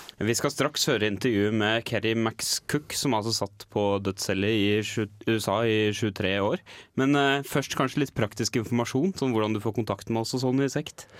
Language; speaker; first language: Norwegian; native; Norwegian